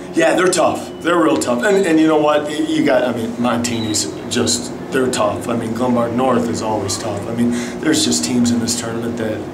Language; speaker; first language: English; native; English